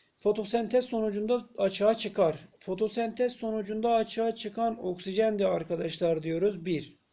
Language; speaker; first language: Turkish; native; Turkish